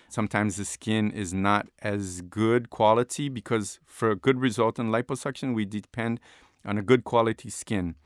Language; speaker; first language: English; non-native, fluent; Portuguese